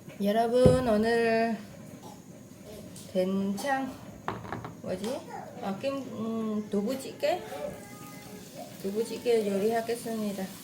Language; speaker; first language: Korean; non-native, learner; Vietnamese